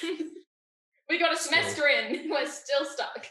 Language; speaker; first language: English; native; English